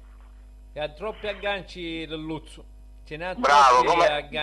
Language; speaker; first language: Italian; native; Italian